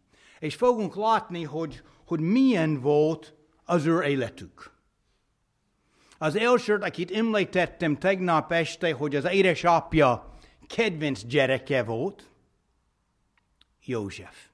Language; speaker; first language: Hungarian; non-native, fluent; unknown